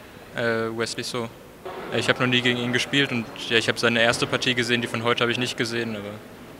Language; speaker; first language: German; native; German